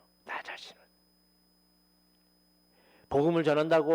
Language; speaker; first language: Korean; native; Korean